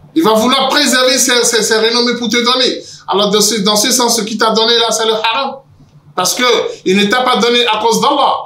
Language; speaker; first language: French; non-native, local second language; Yoruba